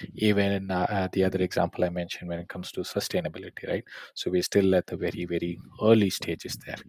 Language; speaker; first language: English; non-native, local second language; Tamil